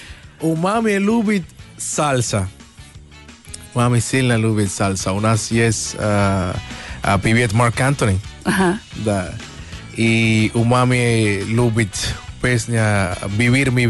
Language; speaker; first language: Russian; non-native, learner; Spanish